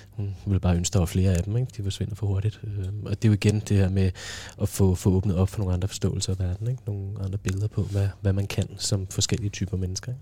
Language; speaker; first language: Danish; native; Danish